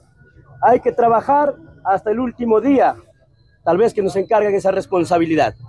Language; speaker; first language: Spanish; native; Spanish